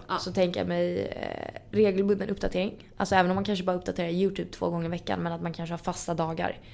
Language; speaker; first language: Swedish; native; Swedish